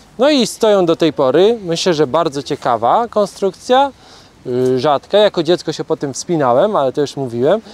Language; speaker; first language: Polish; native; Polish